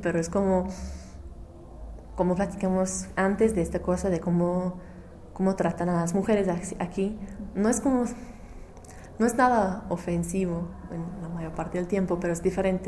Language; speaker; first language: Spanish; non-native, fluent; English